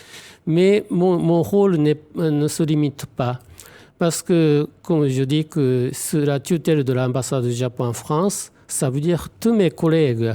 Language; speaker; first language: French; non-native, fluent; Japanese